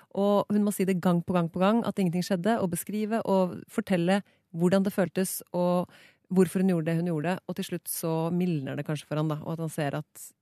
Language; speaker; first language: Norwegian; native; Norwegian